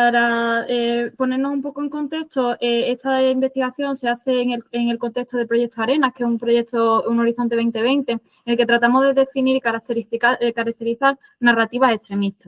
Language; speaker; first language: Spanish; native; Spanish